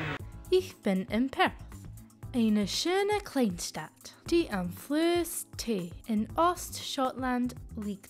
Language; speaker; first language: German; non-native, learner; English